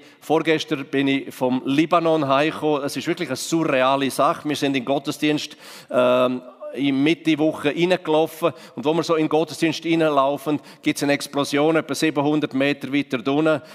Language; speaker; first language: German; non-native, local second language; Romansh